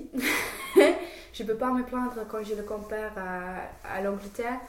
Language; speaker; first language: French; non-native, fluent; English